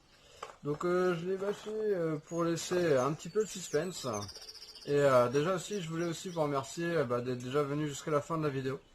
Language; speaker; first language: French; native; French